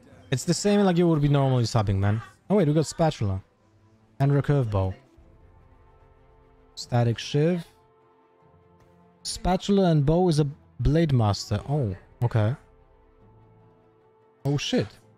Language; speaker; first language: English; non-native, fluent; Polish